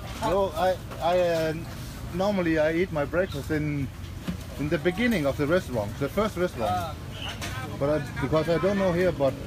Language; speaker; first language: English; non-native, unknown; Danish